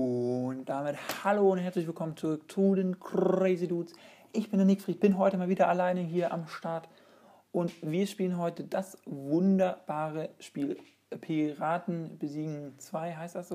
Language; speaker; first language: German; native; German